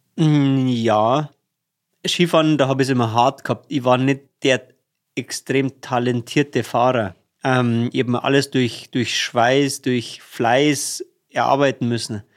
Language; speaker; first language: German; native; German